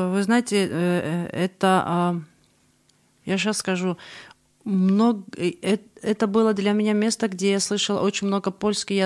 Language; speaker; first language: Russian; non-native, fluent; Georgian